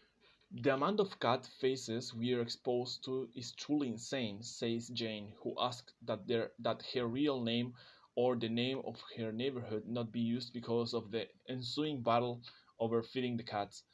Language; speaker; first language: English; non-native, fluent; Spanish